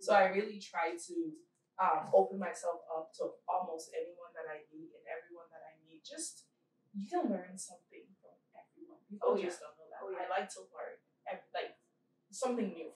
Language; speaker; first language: English; early bilingual, other home language; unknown